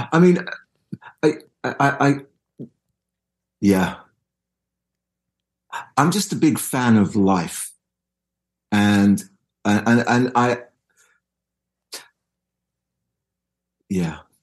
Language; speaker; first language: English; native; English